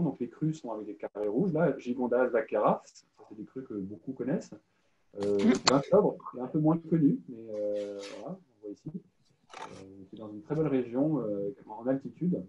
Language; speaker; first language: French; native; French